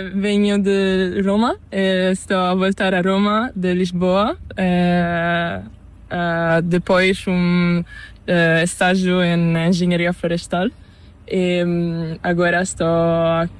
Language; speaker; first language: Spanish; non-native, learner; Portuguese